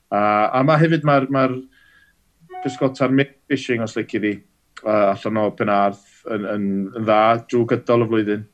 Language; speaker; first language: Welsh; native; Welsh